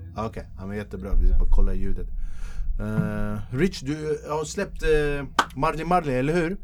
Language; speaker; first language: Swedish; early bilingual, other home language; Kurdish